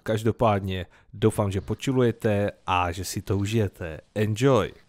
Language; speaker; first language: Czech; native; Czech